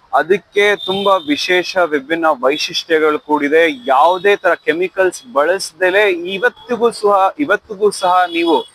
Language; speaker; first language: Kannada; native; Kannada